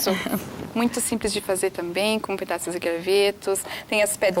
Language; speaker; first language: Portuguese; native; Portuguese